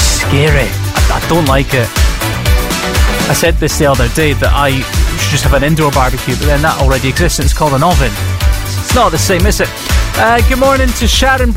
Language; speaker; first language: English; native; English